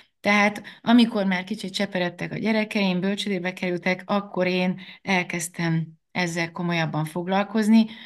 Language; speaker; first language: Hungarian; native; Hungarian